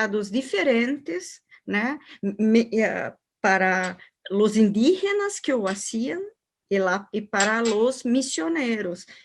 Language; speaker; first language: Spanish; non-native, learner; Portuguese